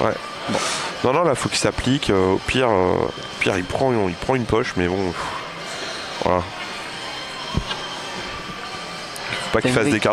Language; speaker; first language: French; native; French